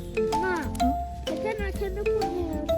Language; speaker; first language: Korean; early bilingual, heritage; Korean